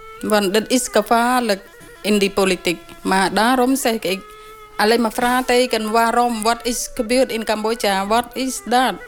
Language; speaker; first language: Dutch; non-native, learner; Khmer